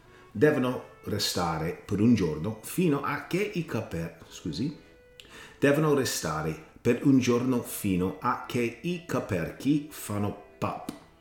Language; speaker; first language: Italian; non-native, learner; English